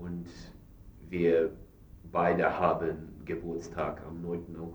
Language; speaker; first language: German; non-native, learner; English